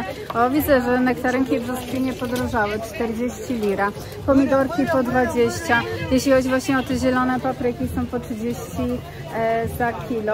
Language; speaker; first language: Polish; native; Polish